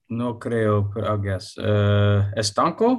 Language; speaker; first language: Spanish; non-native, learner; English